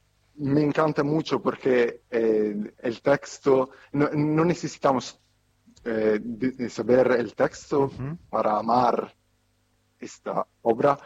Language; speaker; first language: Spanish; non-native, fluent; Italian